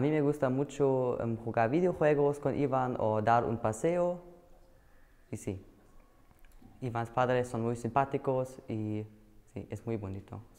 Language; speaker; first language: Spanish; non-native, learner; German